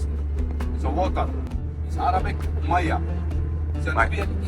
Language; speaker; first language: English; non-native, learner; Arabic